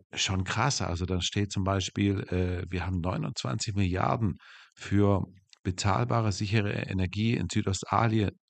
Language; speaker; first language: German; native; German